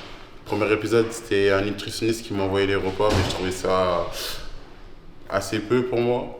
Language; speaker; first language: French; native; French